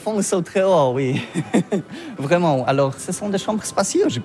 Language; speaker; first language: French; non-native, learner; Polish